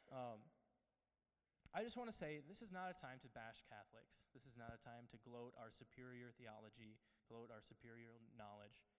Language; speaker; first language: English; native; English